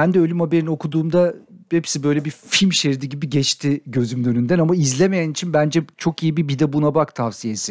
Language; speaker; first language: Turkish; native; Turkish